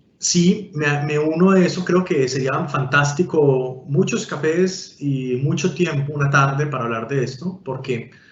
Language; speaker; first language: Spanish; native; Spanish